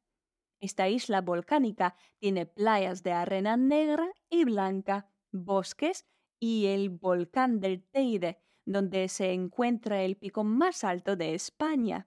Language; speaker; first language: Spanish; non-native, fluent; Polish